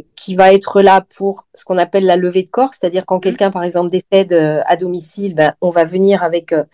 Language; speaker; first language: French; native; French